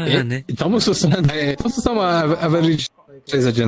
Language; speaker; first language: Japanese; non-native, learner; Spanish